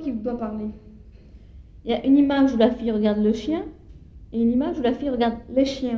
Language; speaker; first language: French; native; French